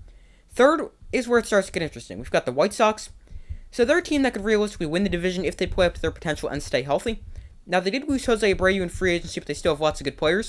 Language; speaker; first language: English; native; English